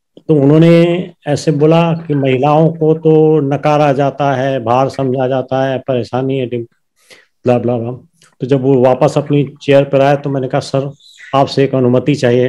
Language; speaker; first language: Hindi; native; Hindi